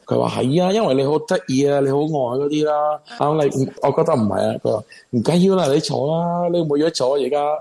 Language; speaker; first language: Cantonese; non-native, learner; Spanish